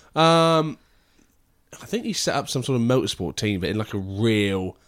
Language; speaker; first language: English; native; English